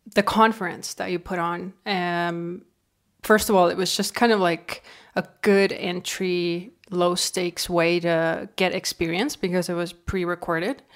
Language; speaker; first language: English; non-native, fluent; Estonian